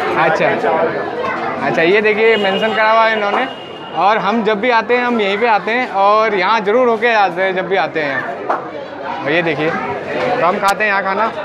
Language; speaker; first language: Hindi; native; Hindi